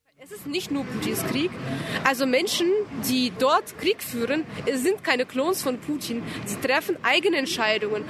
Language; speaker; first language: German; non-native, fluent; Russian